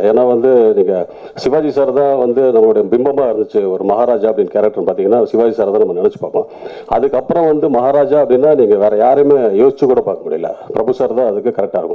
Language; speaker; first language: Tamil; native; Tamil